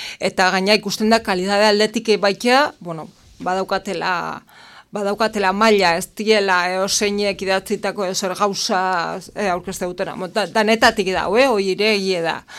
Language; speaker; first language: Basque; native; Basque